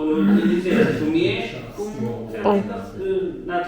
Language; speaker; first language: French; non-native, learner; Portuguese